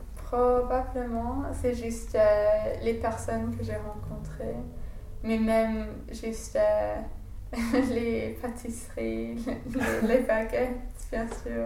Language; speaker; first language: French; non-native, fluent; English